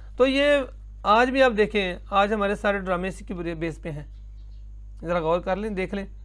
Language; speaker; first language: Urdu; non-native, local second language; Punjabi